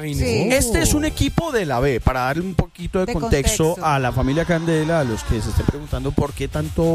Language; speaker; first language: Spanish; native; Spanish